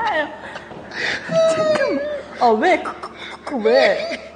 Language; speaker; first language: Korean; non-native, learner; Japanese